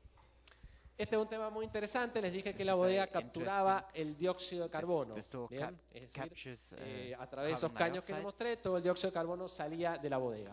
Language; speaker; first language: Spanish; native; Spanish